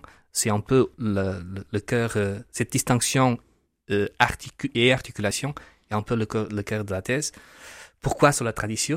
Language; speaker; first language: French; non-native, fluent; Portuguese